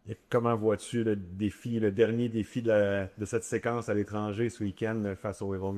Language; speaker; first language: French; native; French